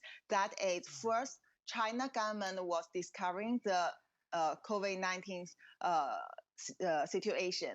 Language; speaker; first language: English; non-native, fluent; Chinese